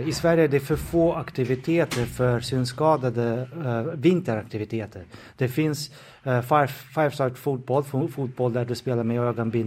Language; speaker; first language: Swedish; non-native, fluent; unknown